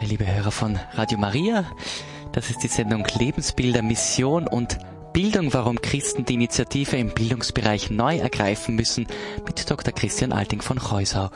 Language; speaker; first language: German; native; German